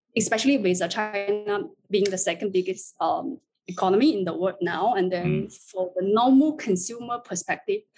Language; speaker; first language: English; non-native, fluent; Chinese